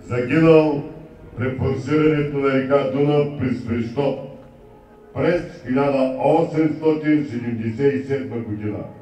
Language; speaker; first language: Bulgarian; native; Bulgarian